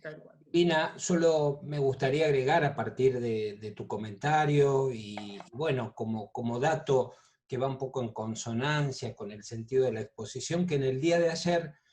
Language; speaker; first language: Spanish; native; Spanish